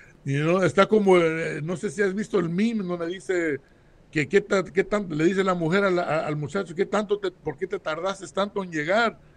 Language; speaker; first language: Spanish; early bilingual, heritage; Spanish